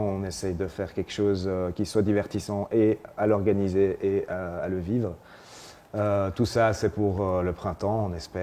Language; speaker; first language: French; native; French